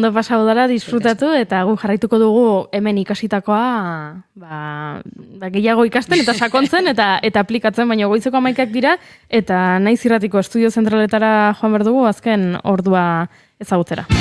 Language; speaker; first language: Basque; native; Basque